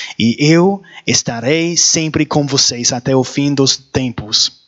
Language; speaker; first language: Portuguese; non-native, learner; English